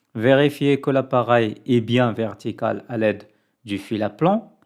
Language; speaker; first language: French; non-native, local second language; Arabic